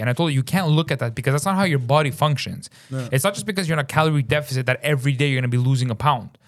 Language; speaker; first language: English; native; English